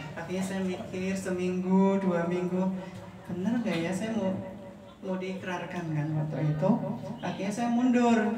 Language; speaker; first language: Indonesian; non-native, fluent; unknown